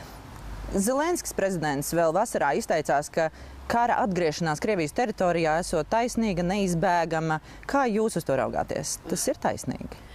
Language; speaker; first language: Latvian; native; Latvian